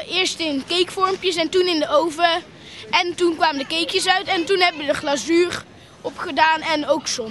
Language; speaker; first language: Dutch; native; Dutch